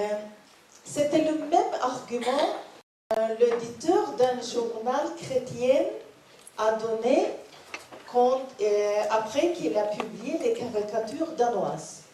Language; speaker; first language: French; non-native, learner; Norwegian